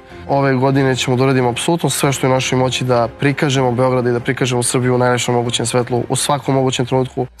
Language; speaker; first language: Serbian; native; Serbian